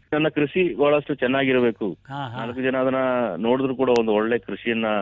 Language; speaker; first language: Kannada; early bilingual, other home language; Malayalam